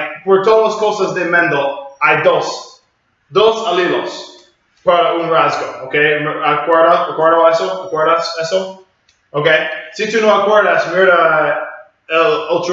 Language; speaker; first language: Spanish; non-native, learner; English